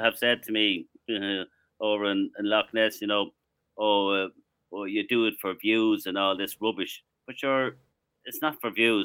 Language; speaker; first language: English; native; English